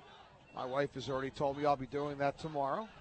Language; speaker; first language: English; native; English